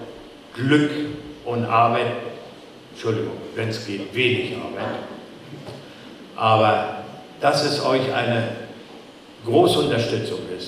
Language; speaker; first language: German; non-native, fluent; Polish